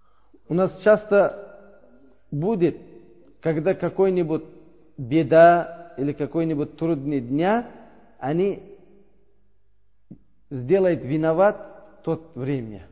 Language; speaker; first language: Russian; non-native, learner; Uzbek